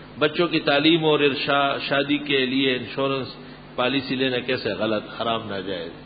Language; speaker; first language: Urdu; non-native, local second language; Pashto